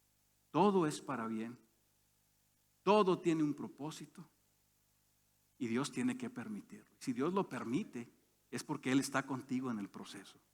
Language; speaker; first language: Spanish; native; Spanish